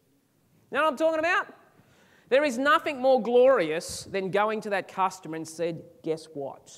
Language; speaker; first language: English; native; English